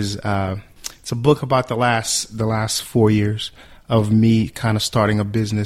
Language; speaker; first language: English; early bilingual, other home language; Haitian Creole